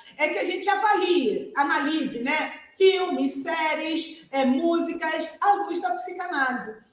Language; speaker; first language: Portuguese; native; Portuguese